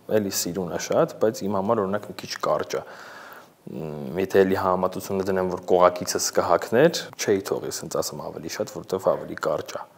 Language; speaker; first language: Armenian; native; Armenian